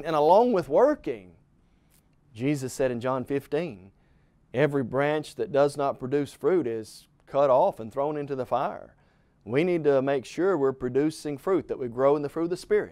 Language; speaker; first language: English; native; English